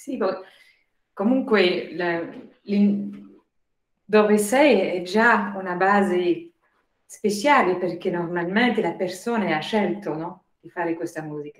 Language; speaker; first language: Italian; non-native, fluent; French